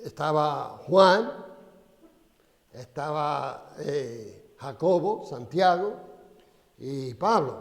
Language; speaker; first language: Spanish; non-native, fluent; English